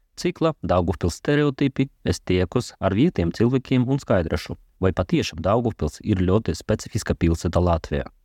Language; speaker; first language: Latvian; non-native, local second language; Russian